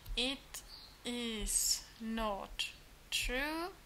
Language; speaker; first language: English; non-native, fluent; German